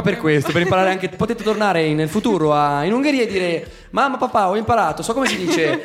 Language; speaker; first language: Italian; native; Italian